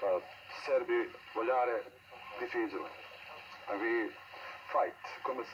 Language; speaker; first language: Italian; non-native, learner; Bosnian